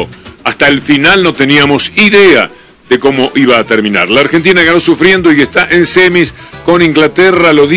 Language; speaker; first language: Spanish; native; Spanish